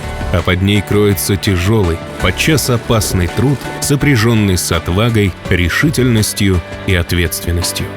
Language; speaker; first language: Russian; native; Russian